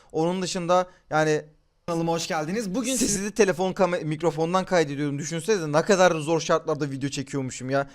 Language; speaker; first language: Turkish; native; Turkish